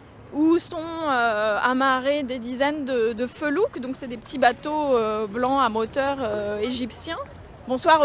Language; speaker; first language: French; native; French